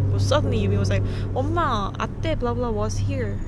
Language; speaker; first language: English; non-native, local second language; Korean